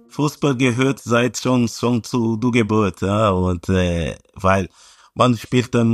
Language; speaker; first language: German; non-native, fluent; Portuguese